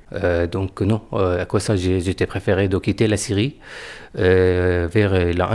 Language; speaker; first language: French; non-native, fluent; Arabic